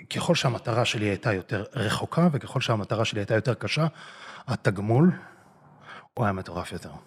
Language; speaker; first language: Hebrew; early bilingual, other home language; Russian